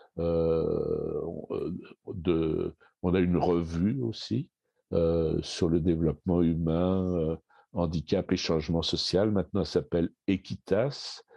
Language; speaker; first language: French; native; French